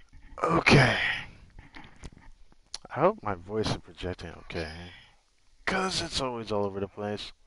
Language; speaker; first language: English; native; English